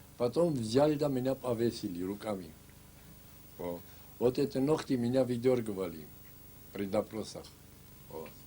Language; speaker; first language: Russian; non-native, local second language; Ossetic